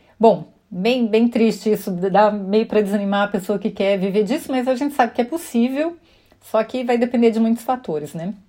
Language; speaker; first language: Portuguese; native; Portuguese